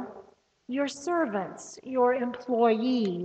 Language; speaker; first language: English; native; English